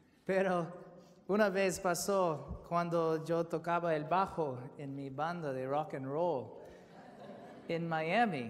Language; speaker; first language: Spanish; non-native, fluent; English